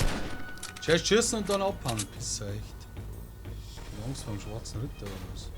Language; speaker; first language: German; native; German